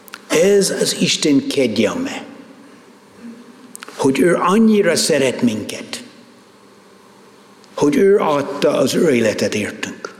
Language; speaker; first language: Hungarian; non-native, fluent; English